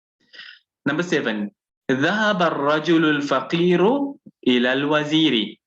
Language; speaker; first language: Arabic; non-native, fluent; English